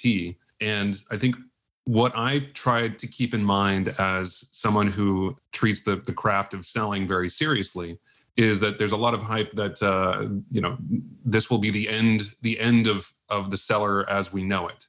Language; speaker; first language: English; native; English